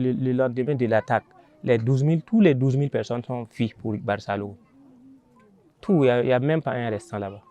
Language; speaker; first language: French; non-native, local second language; Mossi